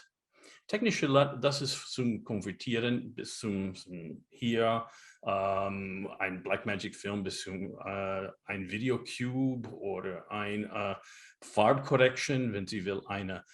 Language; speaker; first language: German; non-native, learner; English